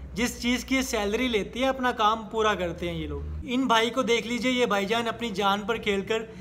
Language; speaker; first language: Urdu; native; Urdu